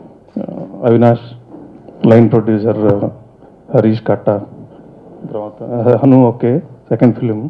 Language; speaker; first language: Telugu; native; Telugu